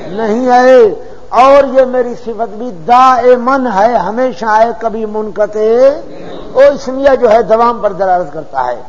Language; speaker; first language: Urdu; non-native, local second language; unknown